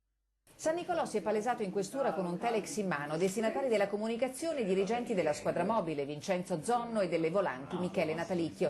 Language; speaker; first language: Italian; native; Italian